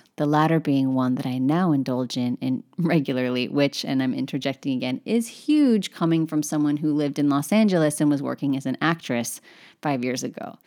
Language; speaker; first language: English; native; English